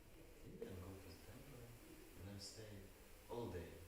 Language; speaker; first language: English; non-native, learner; Russian